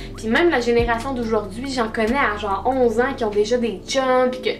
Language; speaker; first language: French; native; French